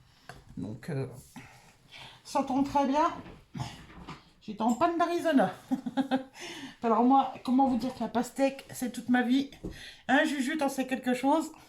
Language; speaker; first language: French; native; French